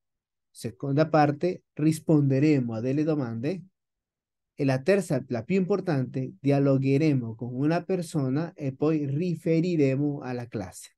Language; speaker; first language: Italian; non-native, fluent; Spanish